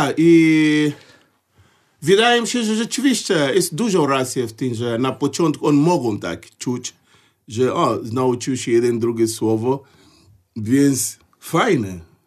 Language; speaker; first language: Polish; non-native, fluent; Portuguese